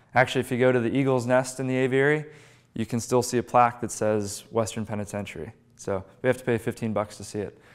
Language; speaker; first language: English; native; English